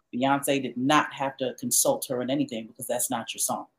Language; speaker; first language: English; native; English